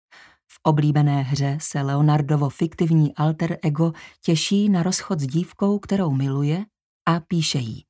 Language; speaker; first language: Czech; native; Czech